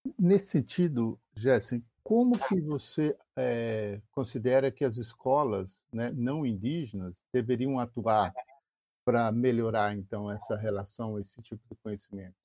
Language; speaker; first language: Portuguese; native; Portuguese